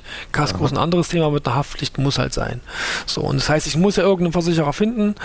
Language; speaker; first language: German; native; German